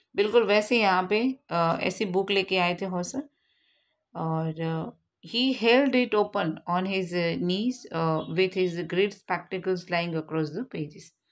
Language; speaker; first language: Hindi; non-native, local second language; Gujarati